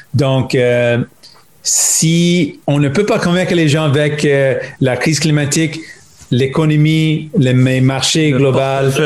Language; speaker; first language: French; non-native, local second language; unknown